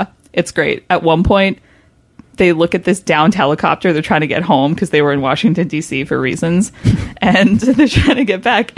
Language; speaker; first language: English; native; English